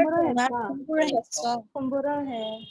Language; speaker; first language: Korean; non-native, learner; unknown